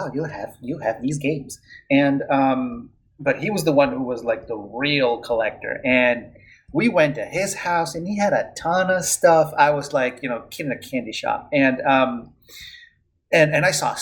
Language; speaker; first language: English; non-native, fluent; Spanish